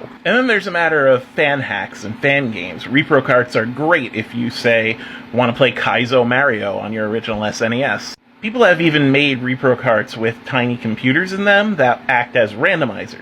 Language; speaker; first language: English; native; English